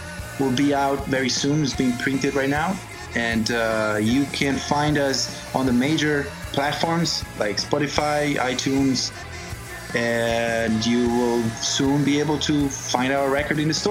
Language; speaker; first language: English; non-native, fluent; Italian